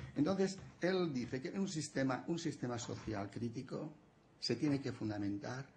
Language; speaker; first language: Spanish; non-native, local second language; Catalan